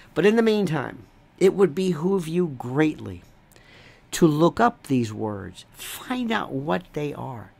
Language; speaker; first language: English; native; English